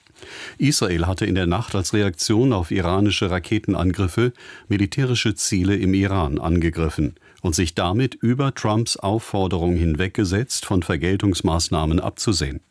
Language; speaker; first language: German; native; German